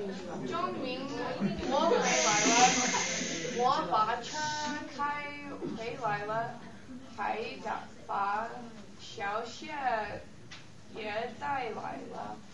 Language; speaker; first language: Chinese; non-native, learner; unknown